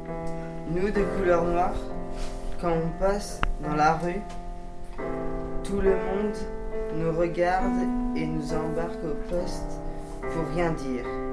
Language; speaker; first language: French; native; French